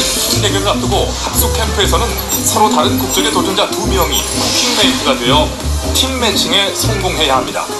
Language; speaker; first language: Korean; native; Korean